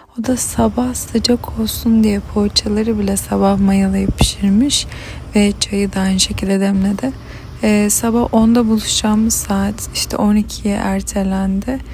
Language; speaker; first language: Turkish; native; Turkish